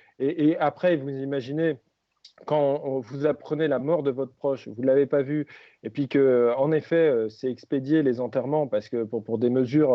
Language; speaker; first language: French; native; French